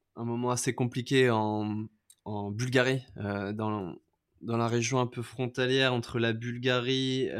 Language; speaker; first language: French; native; French